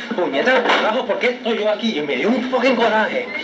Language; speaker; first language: Spanish; early bilingual, heritage; Spanish